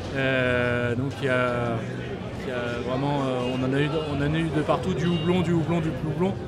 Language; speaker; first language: French; native; French